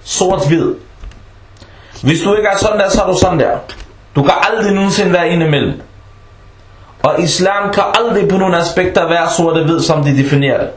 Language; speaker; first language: Danish; early bilingual, other home language; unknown